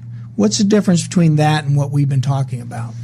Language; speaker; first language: English; native; English